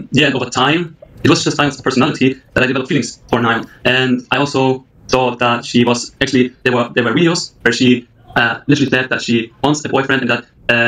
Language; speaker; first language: English; early bilingual, other home language; German